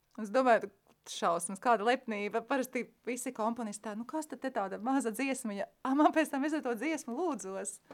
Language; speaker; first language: Latvian; native; Latvian